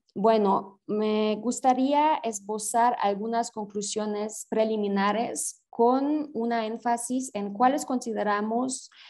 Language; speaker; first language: Spanish; non-native, fluent; German